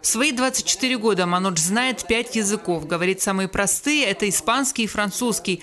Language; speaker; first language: Russian; native; Russian